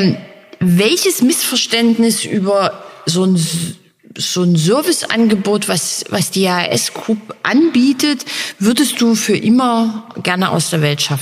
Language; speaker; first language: German; native; German